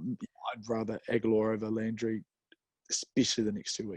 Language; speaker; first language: English; native; English